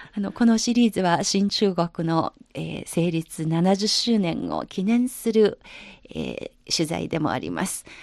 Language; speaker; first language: Japanese; non-native, fluent; Chinese